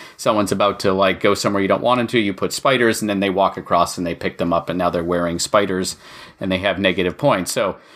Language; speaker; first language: English; native; English